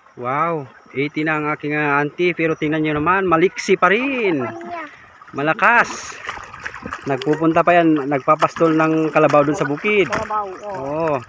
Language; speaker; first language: Filipino; non-native, local second language; Iloko